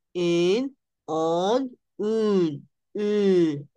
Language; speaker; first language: French; non-native, learner; Spanish